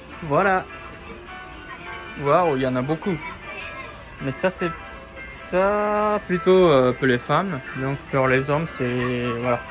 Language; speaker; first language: French; non-native, fluent; Japanese